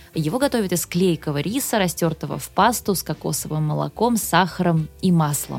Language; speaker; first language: Russian; native; Russian